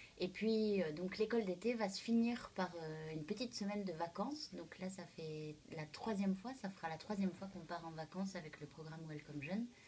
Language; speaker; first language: French; native; French